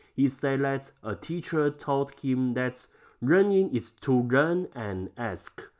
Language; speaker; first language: English; non-native, fluent; Chinese